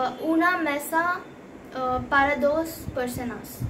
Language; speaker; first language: Spanish; non-native, learner; Telugu